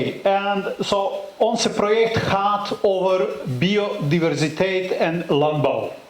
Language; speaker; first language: Dutch; non-native, learner; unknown